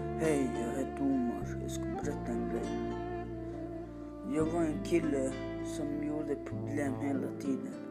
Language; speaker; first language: Swedish; non-native, learner; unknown